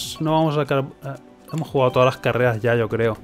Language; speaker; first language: Spanish; native; Spanish